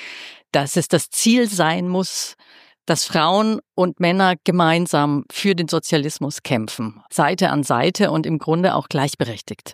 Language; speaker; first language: German; native; German